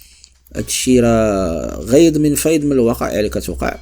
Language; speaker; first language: Arabic; native; Arabic